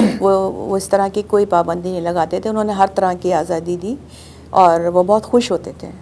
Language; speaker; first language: Urdu; native; Urdu